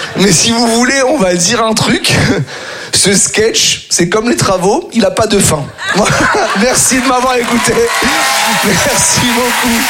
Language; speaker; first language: French; native; French